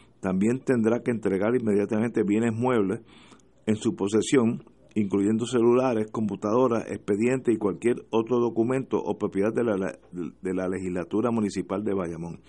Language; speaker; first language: Spanish; native; Spanish